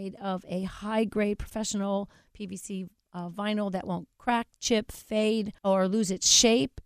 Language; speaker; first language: English; native; English